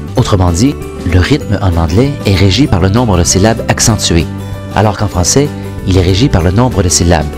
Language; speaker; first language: French; native; French